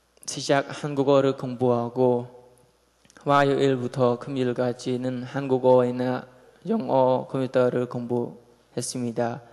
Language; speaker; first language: Korean; non-native, learner; Khmer